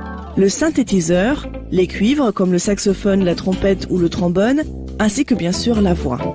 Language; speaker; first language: French; native; French